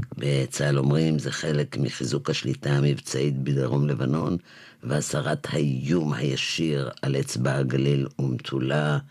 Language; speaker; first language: Hebrew; native; Hebrew